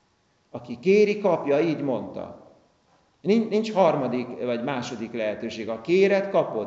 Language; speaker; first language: Hungarian; native; Hungarian